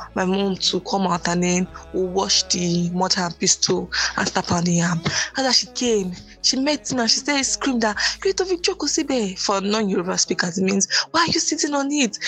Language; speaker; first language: English; non-native, local second language; Yoruba